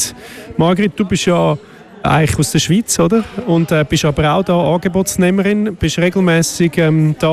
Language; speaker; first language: German; native; German